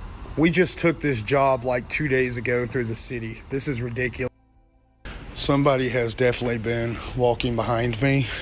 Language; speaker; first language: English; native; English